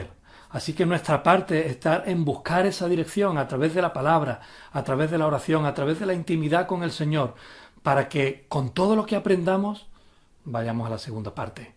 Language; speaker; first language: Spanish; native; Spanish